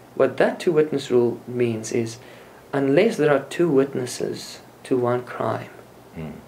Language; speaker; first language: English; non-native, local second language; Afrikaans